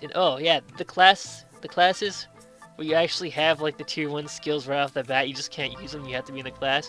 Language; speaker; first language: English; native; English